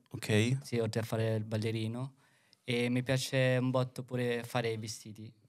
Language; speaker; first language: Italian; early bilingual, other home language; Filipino